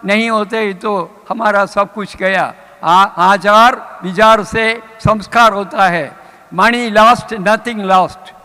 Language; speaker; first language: Hindi; non-native, local second language; Malayalam